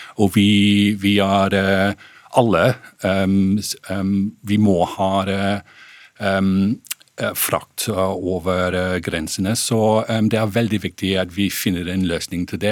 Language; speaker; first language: Norwegian; non-native, fluent; English